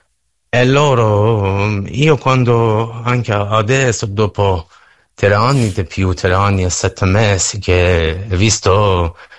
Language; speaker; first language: Italian; non-native, learner; Persian